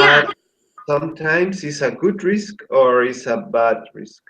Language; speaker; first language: English; non-native, learner; Spanish